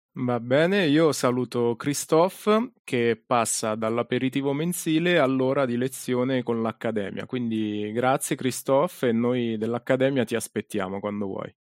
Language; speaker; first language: Italian; native; Italian